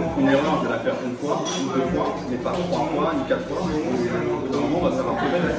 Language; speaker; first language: French; native; French